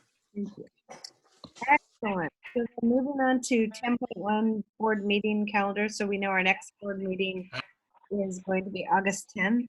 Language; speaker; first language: English; native; English